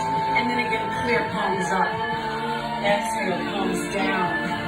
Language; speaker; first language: English; native; English